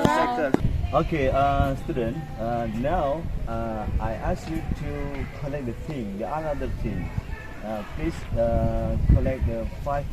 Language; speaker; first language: English; non-native, learner; Indonesian